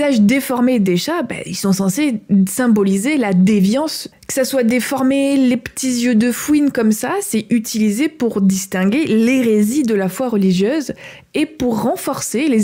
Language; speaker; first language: French; native; French